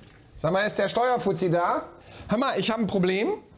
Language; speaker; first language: German; native; German